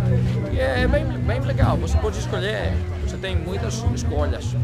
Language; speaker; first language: Portuguese; non-native, learner; Greek